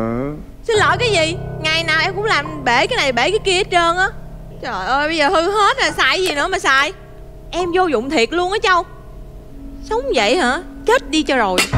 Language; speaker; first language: Vietnamese; native; Vietnamese